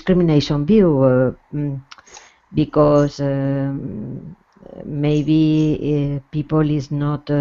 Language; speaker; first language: English; non-native, learner; Spanish